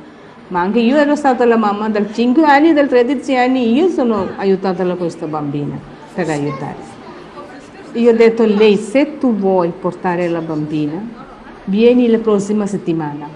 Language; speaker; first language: Italian; non-native, learner; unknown